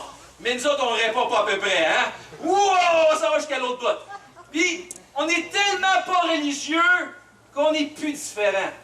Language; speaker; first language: French; native; French